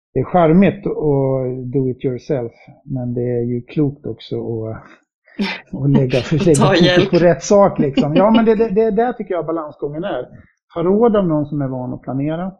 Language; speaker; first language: Swedish; native; Swedish